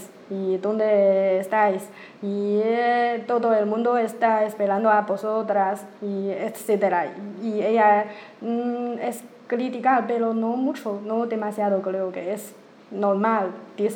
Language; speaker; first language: Spanish; non-native, learner; Chinese